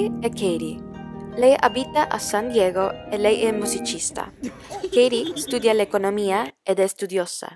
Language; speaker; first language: Italian; non-native, learner; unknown